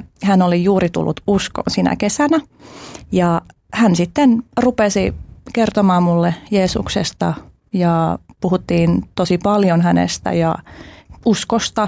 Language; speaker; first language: Finnish; early bilingual, other home language; Albanian